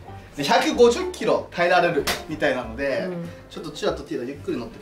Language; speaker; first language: Japanese; native; Japanese